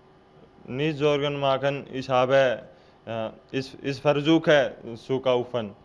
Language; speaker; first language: German; non-native, learner; Hindi